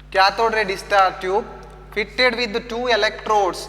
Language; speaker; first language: English; non-native, local second language; Kannada